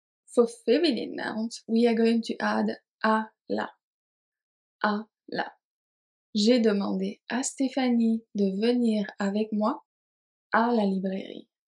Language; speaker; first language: French; native; French